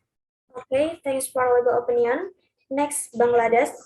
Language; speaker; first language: English; non-native, learner; Indonesian